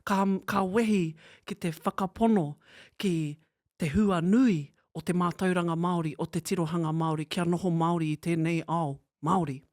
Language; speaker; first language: Māori; non-native, local second language; English